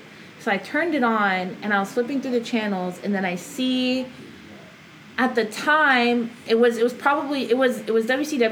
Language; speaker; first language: English; early bilingual, other home language; Spanish